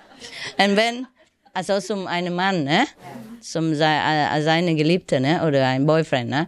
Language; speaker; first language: German; non-native, learner; Vietnamese